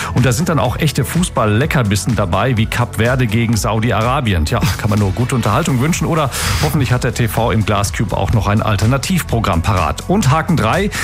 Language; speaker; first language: German; native; German